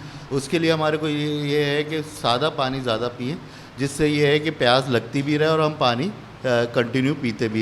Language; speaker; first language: Urdu; native; Urdu